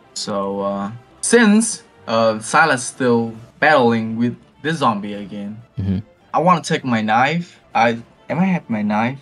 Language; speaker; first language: English; non-native, learner; Vietnamese